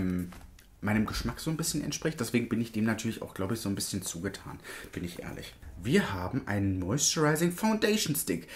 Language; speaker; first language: German; native; German